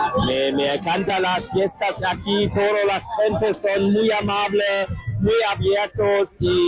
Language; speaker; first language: Spanish; non-native, learner; German